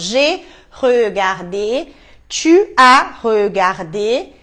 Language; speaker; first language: French; non-native, fluent; Portuguese